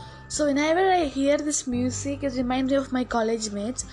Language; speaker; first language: English; non-native, local second language; Tamil